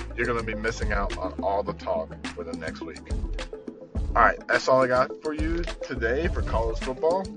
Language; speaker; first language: English; native; English